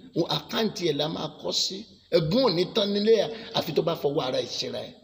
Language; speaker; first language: English; non-native, local second language; Yoruba